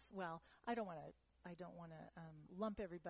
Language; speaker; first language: English; early bilingual, other home language; German